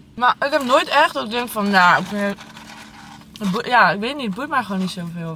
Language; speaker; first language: Dutch; native; Dutch